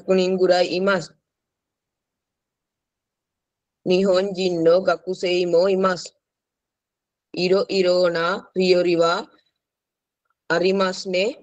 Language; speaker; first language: Japanese; non-native, learner; Sinhala